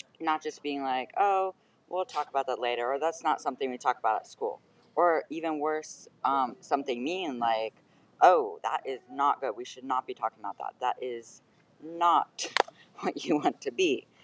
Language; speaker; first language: English; native; English